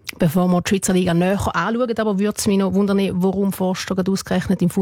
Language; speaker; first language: German; native; German